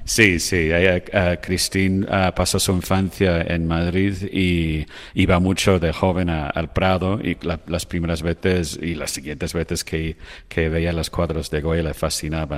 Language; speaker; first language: Spanish; non-native, fluent; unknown